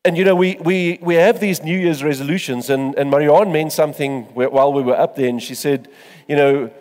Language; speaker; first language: English; non-native, local second language; Afrikaans